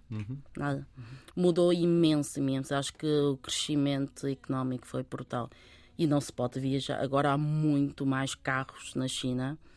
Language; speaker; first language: Portuguese; early bilingual, other home language; Chinese